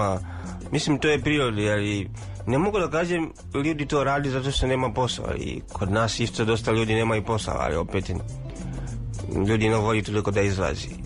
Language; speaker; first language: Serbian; non-native, fluent; Swahili